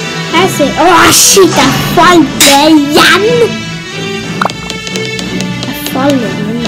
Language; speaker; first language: Norwegian; non-native, learner; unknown